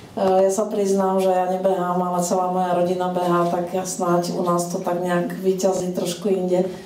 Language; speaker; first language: Slovak; native; Slovak